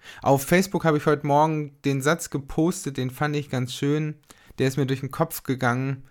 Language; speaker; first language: German; native; German